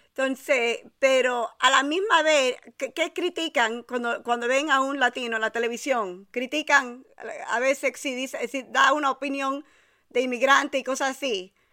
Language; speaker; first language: Spanish; early bilingual, heritage; Spanish